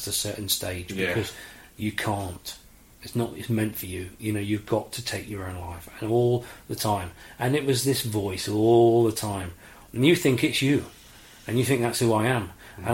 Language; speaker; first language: English; native; English